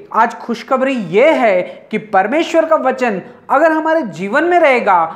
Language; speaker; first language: Hindi; non-native, local second language; Telugu